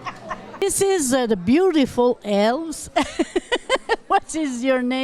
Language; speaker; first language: English; non-native, local second language; French